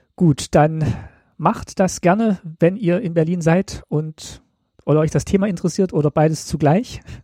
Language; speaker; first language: German; native; German